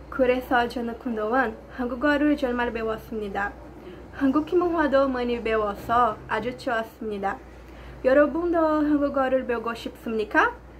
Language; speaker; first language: Korean; non-native, learner; Portuguese